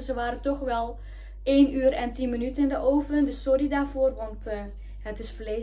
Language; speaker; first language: Dutch; native; Dutch